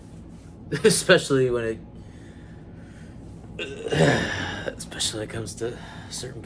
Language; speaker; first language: English; native; English